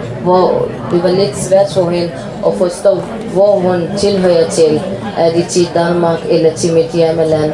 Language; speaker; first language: Danish; non-native, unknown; Arabic